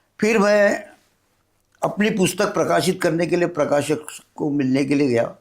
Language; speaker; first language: Hindi; non-native, local second language; Marathi